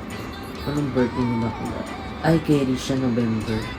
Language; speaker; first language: Filipino; native; Filipino